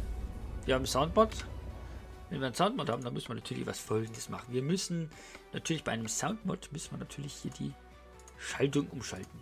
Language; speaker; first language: German; native; German